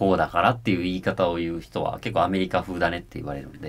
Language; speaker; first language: Japanese; native; Japanese